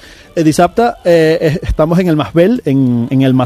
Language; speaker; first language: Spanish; native; Spanish